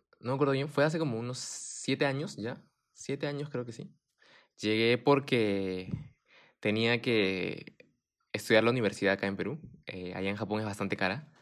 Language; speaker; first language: Spanish; early bilingual, heritage; Spanish